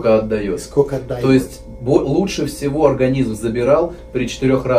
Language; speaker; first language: Russian; native; Russian